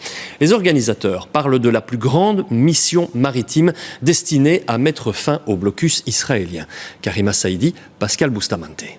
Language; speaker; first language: French; native; French